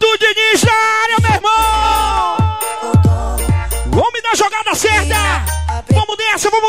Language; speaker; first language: Portuguese; native; Portuguese